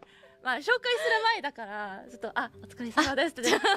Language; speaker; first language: Japanese; non-native, fluent; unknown